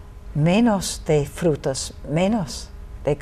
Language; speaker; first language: Spanish; non-native, learner; English